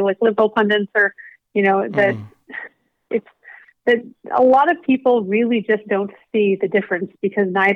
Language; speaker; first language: English; native; English